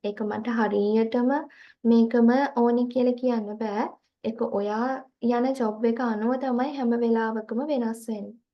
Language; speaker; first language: Sinhala; native; Sinhala